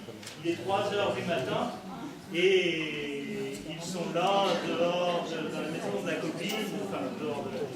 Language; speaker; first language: French; non-native, fluent; German